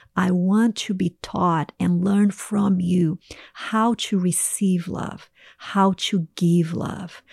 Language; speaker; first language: English; non-native, fluent; Portuguese